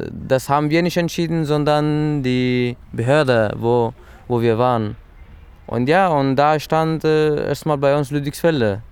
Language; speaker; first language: German; early bilingual, other home language; Persian